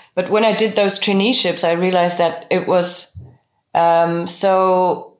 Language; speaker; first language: English; non-native, fluent; French